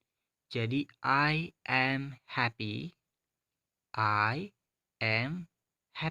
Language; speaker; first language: English; non-native, fluent; Indonesian